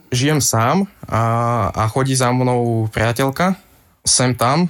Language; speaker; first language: Slovak; native; Slovak